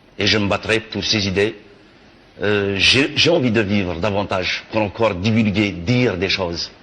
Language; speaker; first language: French; non-native, local second language; Kabyle